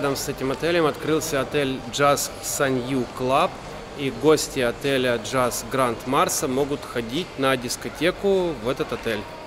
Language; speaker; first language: Russian; native; Russian